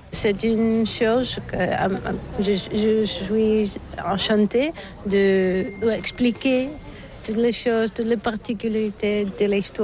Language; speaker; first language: French; non-native, learner; Bulgarian